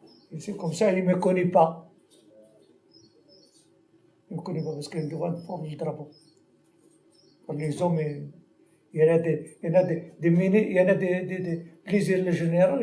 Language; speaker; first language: French; non-native, learner; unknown